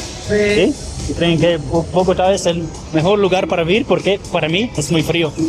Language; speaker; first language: Spanish; non-native, learner; Polish